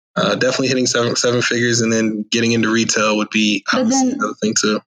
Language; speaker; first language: English; native; English